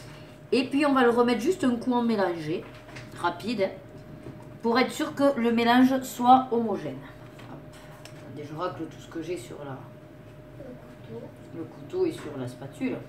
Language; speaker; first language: French; native; French